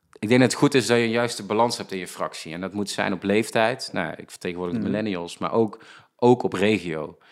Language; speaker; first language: Dutch; native; Dutch